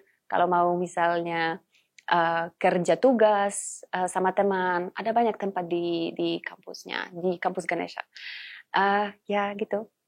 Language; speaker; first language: Indonesian; non-native, fluent; Polish